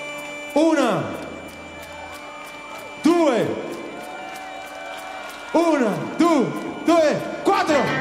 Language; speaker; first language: Italian; non-native, learner; French